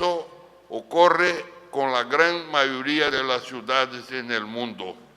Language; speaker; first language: Spanish; non-native, fluent; Portuguese